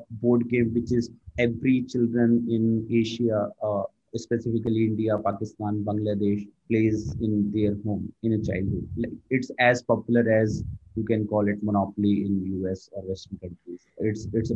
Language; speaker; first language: English; non-native, local second language; Hindi